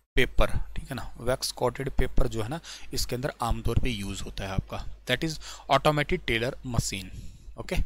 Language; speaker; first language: Hindi; native; Hindi